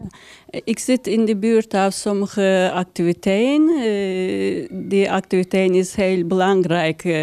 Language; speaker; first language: Dutch; non-native, learner; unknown